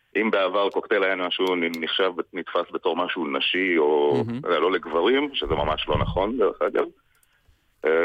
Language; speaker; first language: Hebrew; native; Hebrew